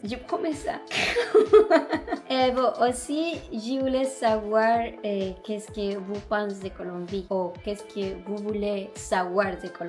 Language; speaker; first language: French; non-native, learner; Spanish